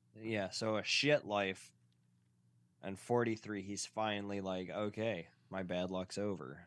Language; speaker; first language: English; native; English